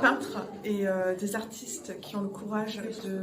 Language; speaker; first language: French; native; French